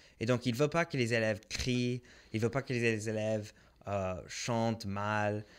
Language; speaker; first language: French; non-native, local second language; English